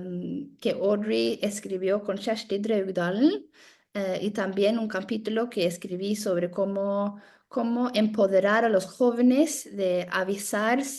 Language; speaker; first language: Spanish; non-native, fluent; Norwegian